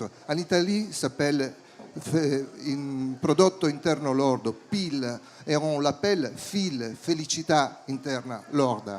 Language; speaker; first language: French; non-native, fluent; Italian